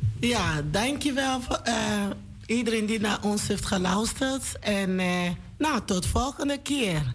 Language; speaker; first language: Dutch; non-native, learner; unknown